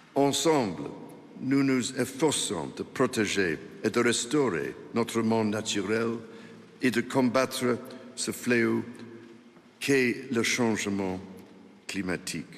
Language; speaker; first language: French; non-native, fluent; English